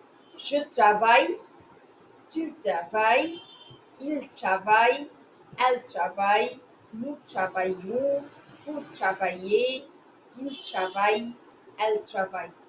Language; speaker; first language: French; non-native, fluent; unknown